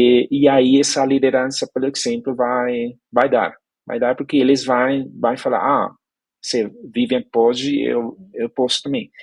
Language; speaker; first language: Portuguese; non-native, fluent; Spanish